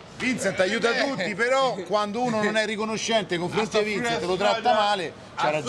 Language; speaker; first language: Italian; native; Italian